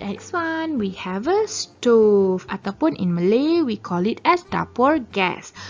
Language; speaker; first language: English; non-native, local second language; Malay